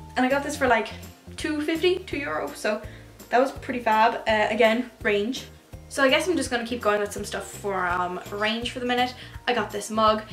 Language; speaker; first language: English; native; English